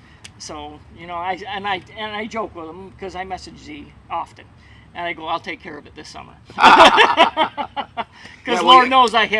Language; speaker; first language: English; native; English